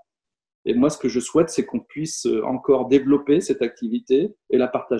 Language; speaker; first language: French; native; French